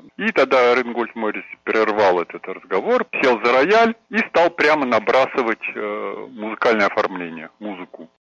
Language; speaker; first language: Russian; native; Russian